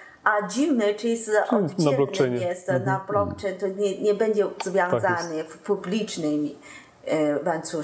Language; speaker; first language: Polish; non-native, learner; Chinese